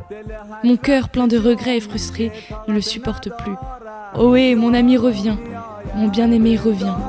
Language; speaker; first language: French; native; French